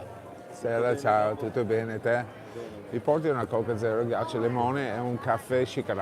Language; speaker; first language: Italian; non-native, fluent; English